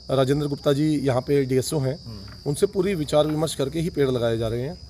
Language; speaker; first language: Hindi; native; Hindi